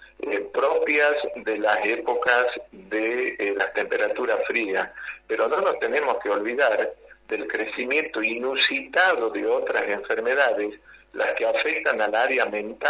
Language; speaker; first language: Spanish; native; Spanish